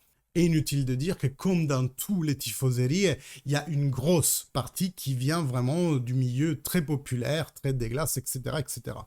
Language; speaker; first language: French; early bilingual, heritage; Italian